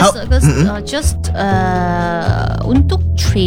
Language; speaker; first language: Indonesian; non-native, learner; Korean